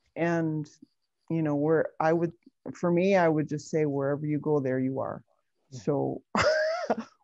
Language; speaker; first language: English; native; English